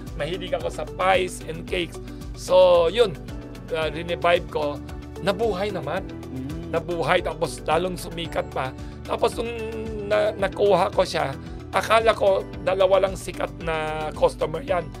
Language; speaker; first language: Filipino; native; Filipino